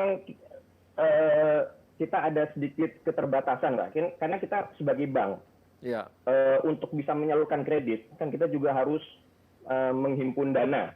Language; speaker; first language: Indonesian; native; Indonesian